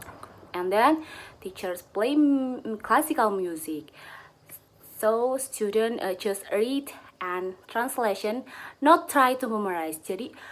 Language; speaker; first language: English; non-native, learner; Indonesian